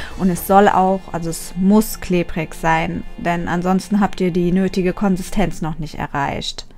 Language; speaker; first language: German; early bilingual, other home language; Turkish